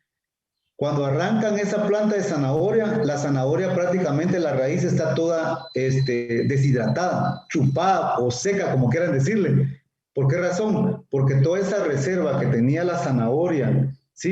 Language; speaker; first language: Spanish; native; Spanish